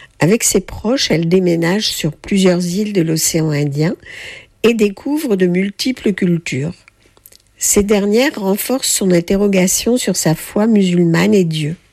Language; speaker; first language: French; native; French